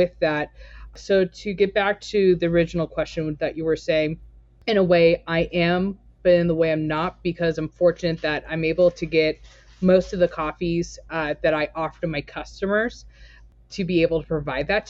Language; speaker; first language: English; native; English